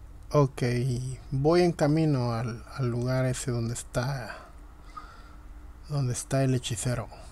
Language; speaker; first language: Spanish; native; Spanish